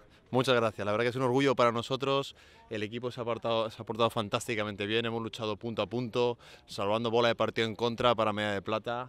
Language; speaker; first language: Spanish; native; Spanish